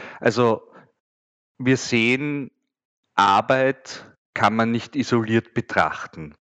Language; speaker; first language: German; native; German